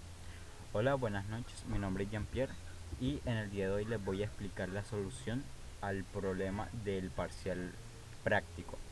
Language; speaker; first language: Spanish; native; Spanish